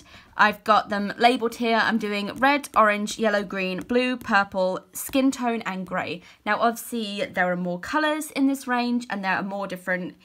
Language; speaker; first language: English; native; English